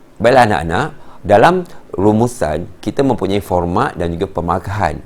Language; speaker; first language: Malay; native; Malay